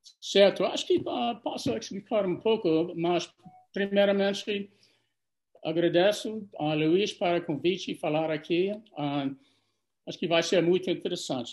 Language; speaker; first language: Portuguese; non-native, fluent; English